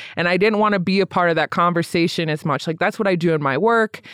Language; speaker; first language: English; native; English